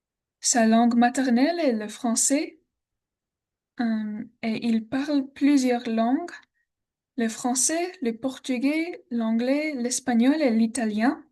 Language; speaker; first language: French; non-native, learner; English